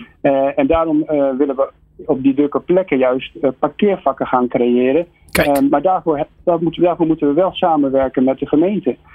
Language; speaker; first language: Dutch; native; Dutch